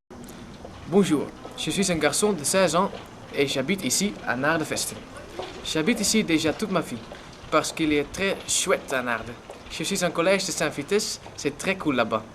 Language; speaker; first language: French; non-native, learner; Dutch